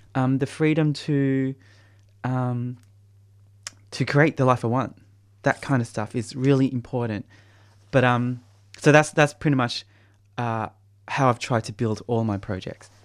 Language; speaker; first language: English; native; English